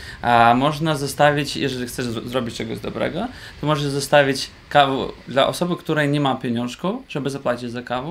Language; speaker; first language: Polish; non-native, learner; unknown